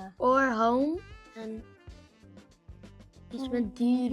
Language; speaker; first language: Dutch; early bilingual, other home language; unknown